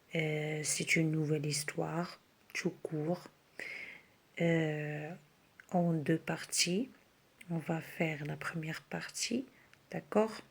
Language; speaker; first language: French; non-native, local second language; Arabic